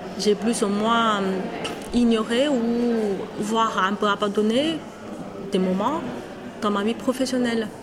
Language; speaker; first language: French; non-native, fluent; Chinese